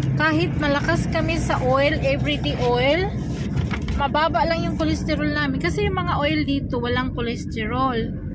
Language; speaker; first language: Filipino; non-native, local second language; Cebuano